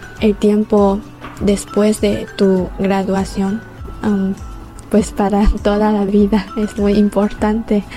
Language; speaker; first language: Spanish; non-native, fluent; Chinese